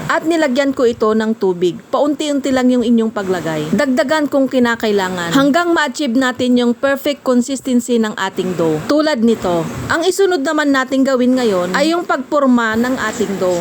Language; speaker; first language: Filipino; non-native, local second language; Pangasinan